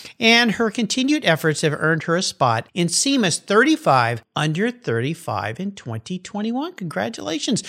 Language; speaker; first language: English; native; English